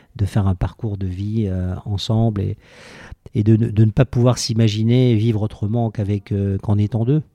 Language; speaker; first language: French; native; French